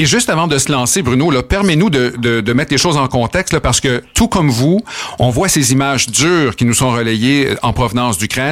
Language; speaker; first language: French; native; French